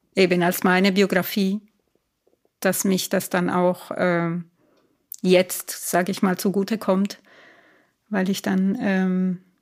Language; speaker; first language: German; non-native, fluent; Italian